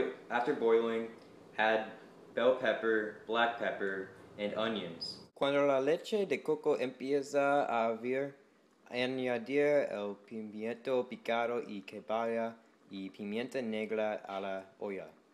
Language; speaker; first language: Spanish; non-native, learner; English